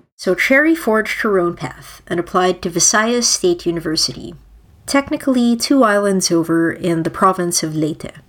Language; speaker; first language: English; non-native, local second language; Filipino